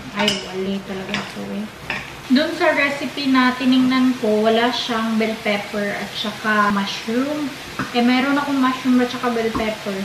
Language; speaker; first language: Filipino; non-native, local second language; Cebuano